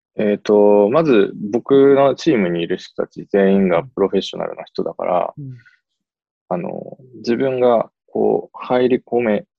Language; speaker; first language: Japanese; native; Japanese